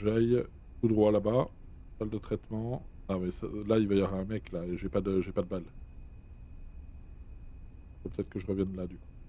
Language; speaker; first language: French; native; French